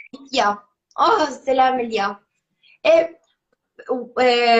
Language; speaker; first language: French; non-native, learner; Spanish